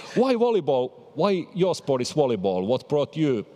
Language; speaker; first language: English; non-native, fluent; Finnish